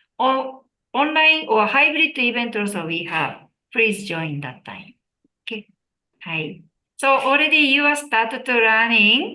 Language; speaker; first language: English; non-native, learner; Japanese